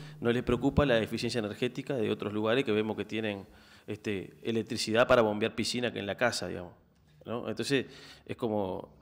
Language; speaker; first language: Spanish; native; Spanish